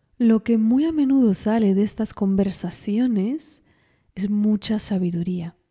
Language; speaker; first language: Spanish; non-native, fluent; French